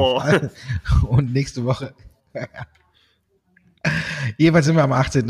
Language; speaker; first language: German; native; German